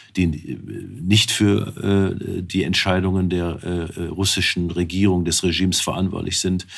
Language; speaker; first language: German; native; German